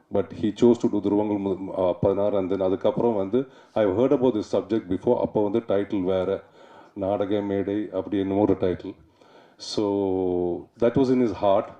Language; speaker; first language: Tamil; native; Tamil